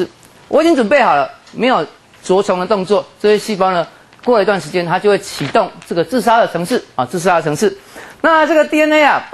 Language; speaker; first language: Chinese; native; Chinese